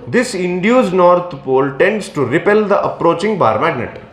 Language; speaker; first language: English; non-native, local second language; Kannada